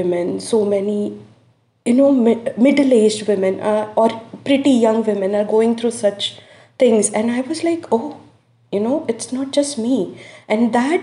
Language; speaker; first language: English; non-native, local second language; Hindi